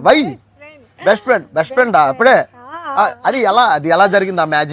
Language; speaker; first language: Telugu; native; Telugu